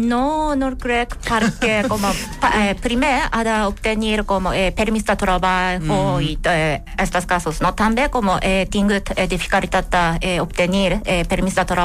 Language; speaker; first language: Catalan; non-native, learner; Japanese